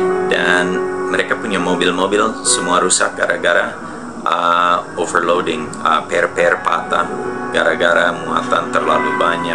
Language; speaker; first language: Indonesian; non-native, fluent; English